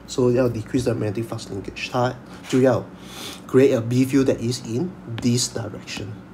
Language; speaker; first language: English; non-native, local second language; Chinese